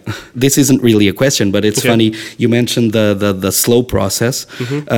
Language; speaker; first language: English; non-native, fluent; Portuguese